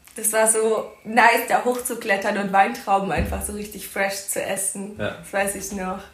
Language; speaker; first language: German; early bilingual, other home language; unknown